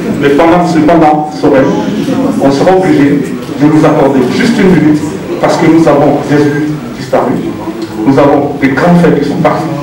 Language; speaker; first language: French; non-native, local second language; Lingala